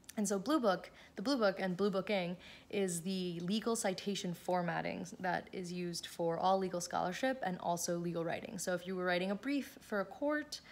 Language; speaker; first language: English; native; English